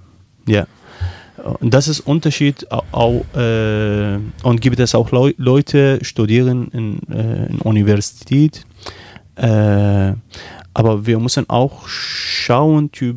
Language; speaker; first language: German; non-native, learner; Arabic